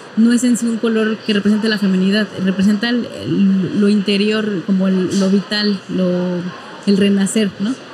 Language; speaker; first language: Spanish; native; Spanish